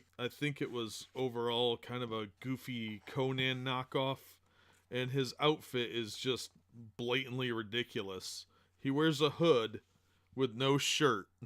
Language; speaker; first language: English; native; English